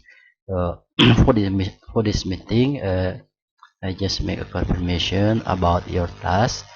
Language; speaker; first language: English; non-native, learner; Indonesian